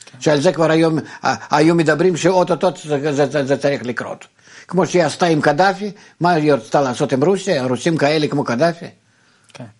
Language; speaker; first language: Hebrew; non-native, fluent; Russian